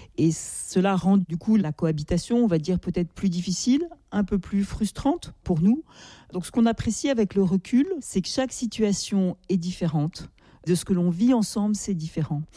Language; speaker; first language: French; native; French